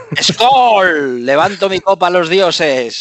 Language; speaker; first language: Spanish; native; Spanish